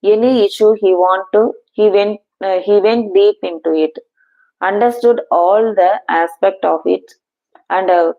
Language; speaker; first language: English; non-native, local second language; Tamil